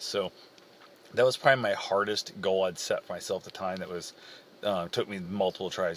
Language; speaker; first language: English; native; English